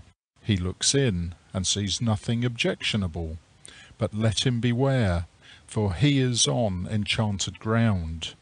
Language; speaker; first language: English; native; English